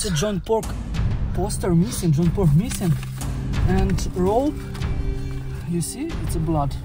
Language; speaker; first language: English; non-native, learner; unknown